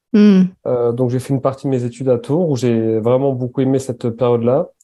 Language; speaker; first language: French; native; French